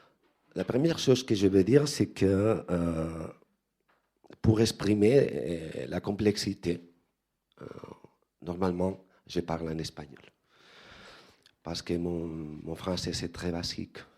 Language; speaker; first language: French; non-native, fluent; Spanish